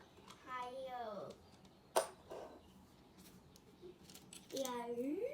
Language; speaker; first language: Chinese; early bilingual, heritage; Chinese